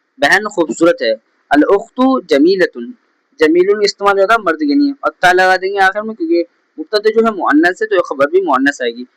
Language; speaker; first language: Urdu; native; Urdu